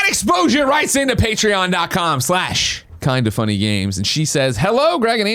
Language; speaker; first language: English; native; English